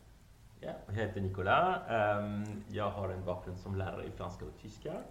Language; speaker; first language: Swedish; non-native, fluent; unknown